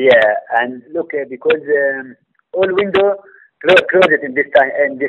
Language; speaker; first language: English; non-native, learner; Arabic